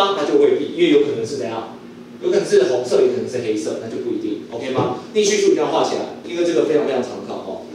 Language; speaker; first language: Chinese; native; Chinese